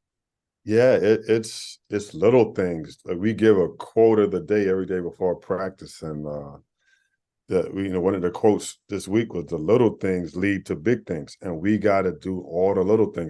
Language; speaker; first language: English; native; English